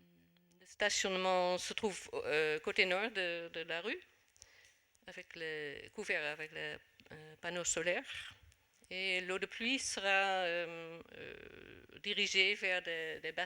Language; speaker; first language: French; non-native, fluent; Dutch